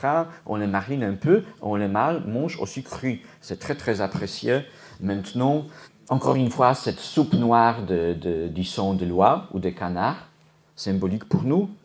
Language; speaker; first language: French; non-native, fluent; Polish